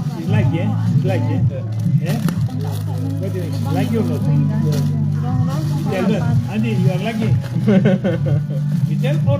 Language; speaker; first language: English; non-native, learner; Indonesian